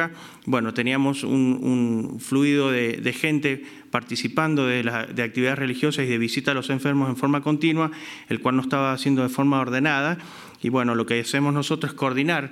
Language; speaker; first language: Spanish; native; Spanish